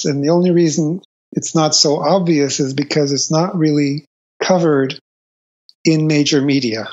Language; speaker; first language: English; native; English